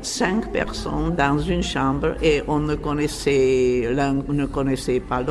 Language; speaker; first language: French; non-native, fluent; Czech